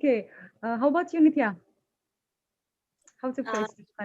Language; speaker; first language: English; non-native, fluent; Indonesian